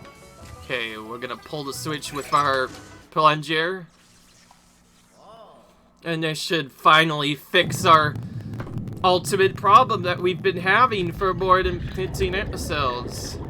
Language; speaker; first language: English; native; English